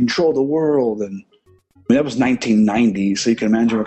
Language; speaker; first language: English; native; English